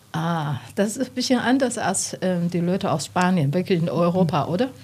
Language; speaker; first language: German; non-native, learner; Chinese